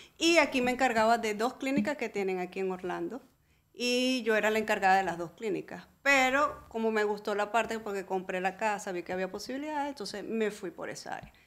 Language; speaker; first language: Spanish; native; Spanish